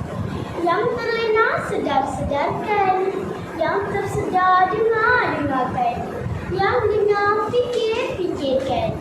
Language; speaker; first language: Malay; native; Malay